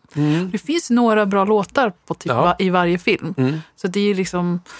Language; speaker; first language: Swedish; native; Swedish